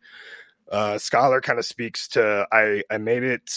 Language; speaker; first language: English; native; English